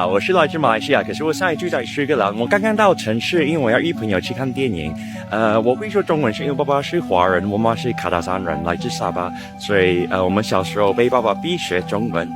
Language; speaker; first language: Chinese; non-native, local second language; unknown